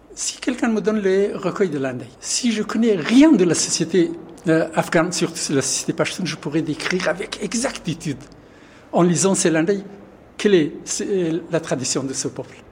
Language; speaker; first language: French; non-native, fluent; Pashto